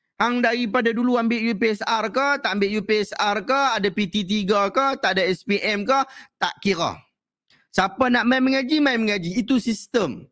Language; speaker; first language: Malay; native; Malay